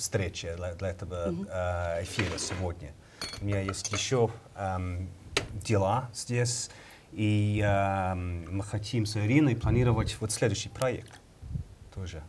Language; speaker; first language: Russian; non-native, learner; English